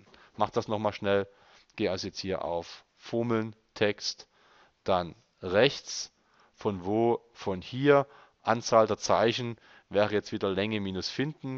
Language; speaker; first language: German; native; German